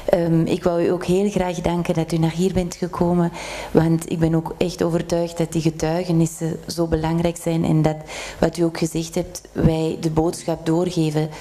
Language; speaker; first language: Dutch; non-native, fluent; German